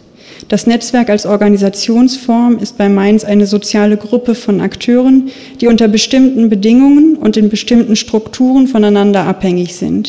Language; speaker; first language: German; native; German